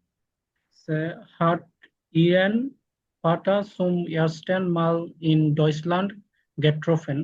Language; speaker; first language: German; non-native, learner; Bangla